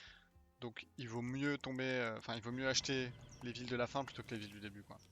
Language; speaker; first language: French; native; French